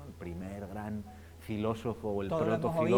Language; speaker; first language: Spanish; native; Spanish